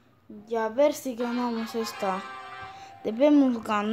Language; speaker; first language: Spanish; native; Spanish